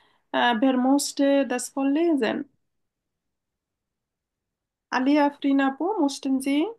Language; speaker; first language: German; non-native, fluent; Bangla